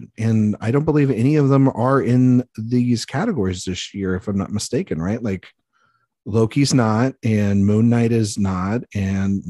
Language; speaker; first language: English; native; English